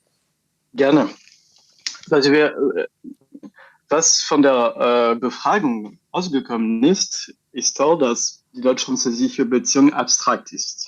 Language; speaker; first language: German; non-native, fluent; French